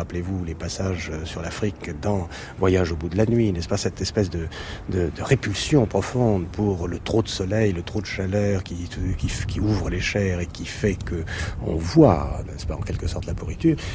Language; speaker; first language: French; native; French